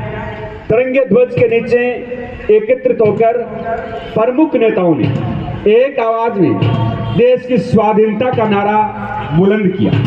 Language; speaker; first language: Hindi; native; Hindi